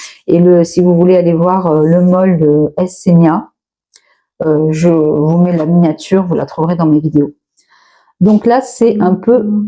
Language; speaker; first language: French; native; French